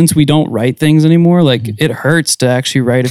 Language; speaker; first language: English; native; English